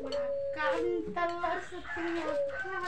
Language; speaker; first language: Indonesian; non-native, local second language; Javanese